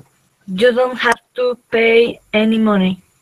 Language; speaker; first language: English; non-native, learner; Spanish